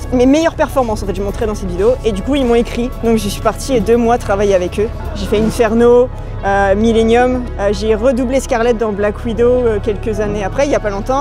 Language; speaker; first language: French; native; French